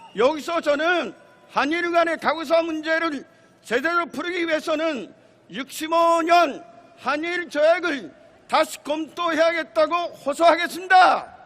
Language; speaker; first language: Korean; non-native, fluent; Japanese